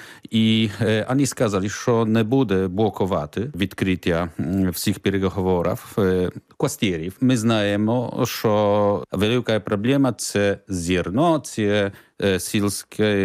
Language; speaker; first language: Ukrainian; non-native, learner; Polish